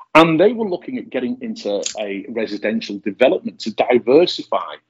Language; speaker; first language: English; native; English